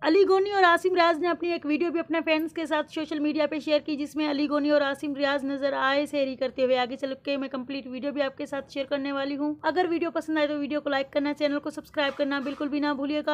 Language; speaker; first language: Hindi; native; Hindi